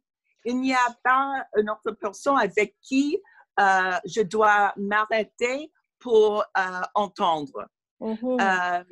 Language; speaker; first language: French; non-native, learner; English